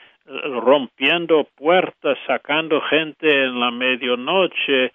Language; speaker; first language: Spanish; non-native, fluent; English